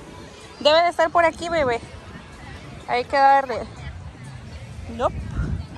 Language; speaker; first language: Spanish; native; Spanish